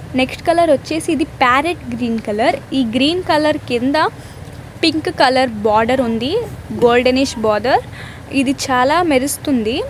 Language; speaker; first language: Telugu; non-native, local second language; Urdu